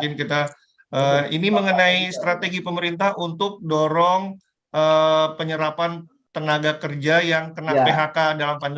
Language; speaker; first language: Indonesian; native; Indonesian